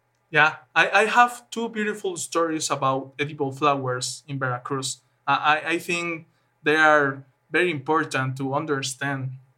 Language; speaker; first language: English; non-native, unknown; Spanish